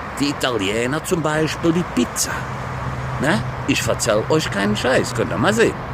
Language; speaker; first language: German; native; German